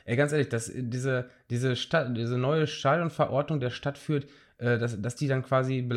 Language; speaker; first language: German; native; German